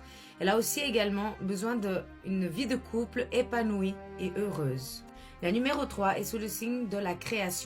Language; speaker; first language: French; native; French